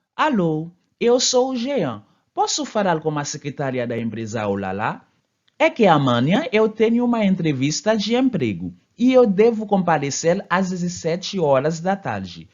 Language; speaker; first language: Portuguese; non-native, fluent; Haitian Creole